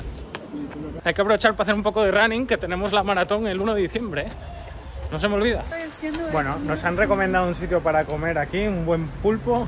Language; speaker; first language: Spanish; native; Spanish